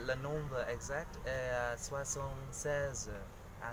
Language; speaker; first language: French; non-native, learner; Vietnamese